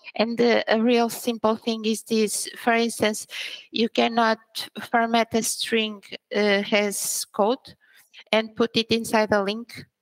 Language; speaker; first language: English; early bilingual, other home language; Portuguese